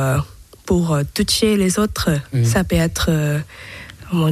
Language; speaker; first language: French; non-native, learner; Thai